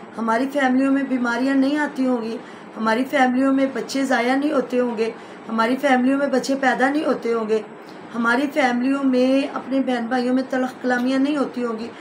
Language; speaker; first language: Urdu; non-native, local second language; Punjabi